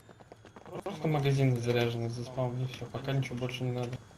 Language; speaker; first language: Russian; native; Russian